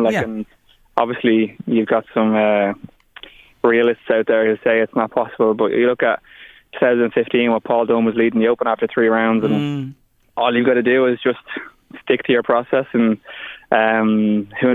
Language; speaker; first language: English; native; English